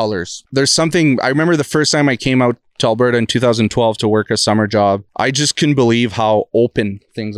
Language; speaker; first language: English; non-native, fluent; French